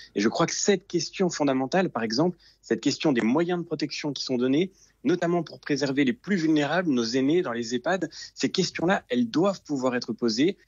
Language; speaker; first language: French; native; French